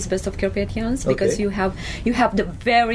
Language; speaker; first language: English; non-native, fluent; Romanian